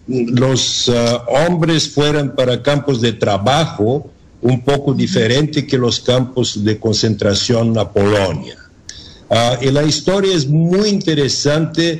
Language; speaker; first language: Spanish; non-native, learner; Bulgarian